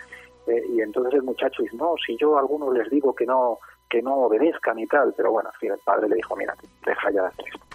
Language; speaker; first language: Spanish; native; Spanish